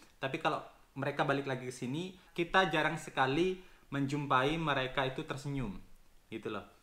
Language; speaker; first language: Indonesian; native; Indonesian